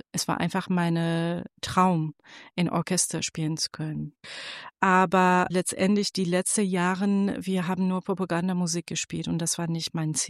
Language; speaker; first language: German; non-native, fluent; Persian